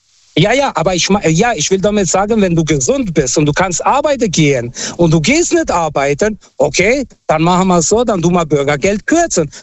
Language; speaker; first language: German; non-native, fluent; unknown